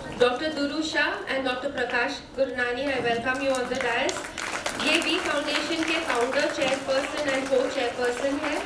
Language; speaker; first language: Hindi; non-native, local second language; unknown